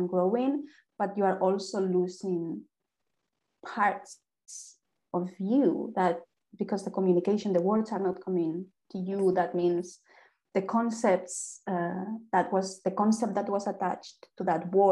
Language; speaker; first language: English; non-native, fluent; Spanish